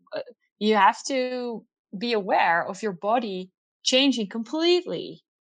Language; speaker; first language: English; non-native, fluent; Dutch